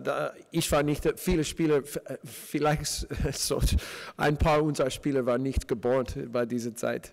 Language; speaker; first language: German; non-native, fluent; English